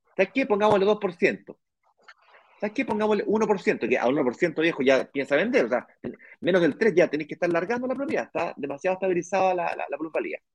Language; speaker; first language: Spanish; native; Spanish